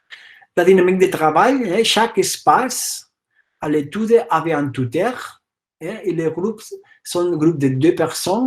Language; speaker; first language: French; non-native, fluent; Catalan